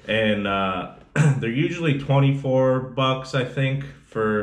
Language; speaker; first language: English; native; English